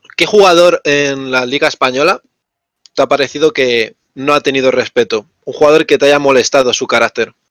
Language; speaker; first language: Spanish; native; Spanish